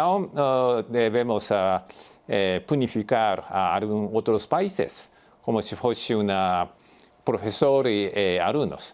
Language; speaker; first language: Portuguese; non-native, fluent; Japanese